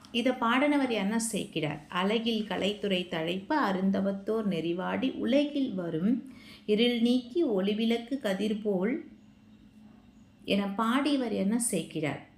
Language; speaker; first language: Tamil; native; Tamil